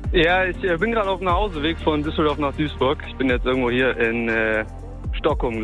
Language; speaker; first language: German; native; German